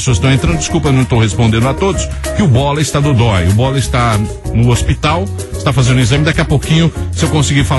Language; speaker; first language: Portuguese; native; Portuguese